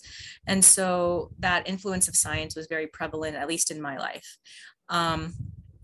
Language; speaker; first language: English; native; English